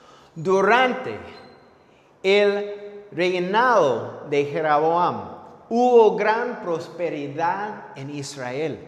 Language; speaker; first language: Spanish; non-native, fluent; English